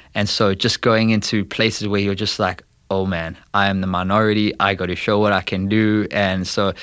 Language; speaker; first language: English; native; English